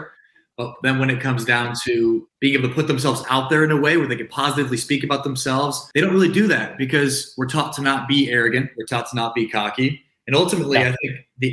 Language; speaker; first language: English; native; English